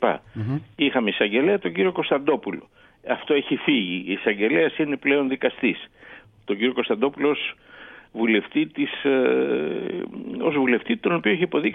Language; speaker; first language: Greek; native; Greek